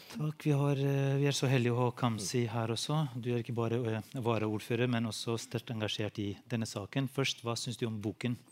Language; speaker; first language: Norwegian; non-native, fluent; Albanian